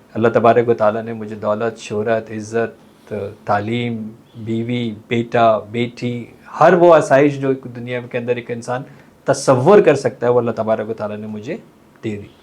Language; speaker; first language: Urdu; native; Urdu